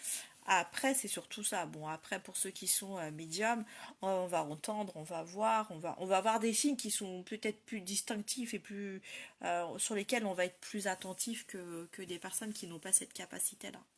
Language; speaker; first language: French; native; French